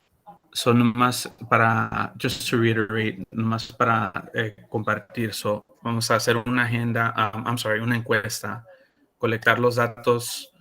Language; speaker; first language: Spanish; early bilingual, heritage; Spanish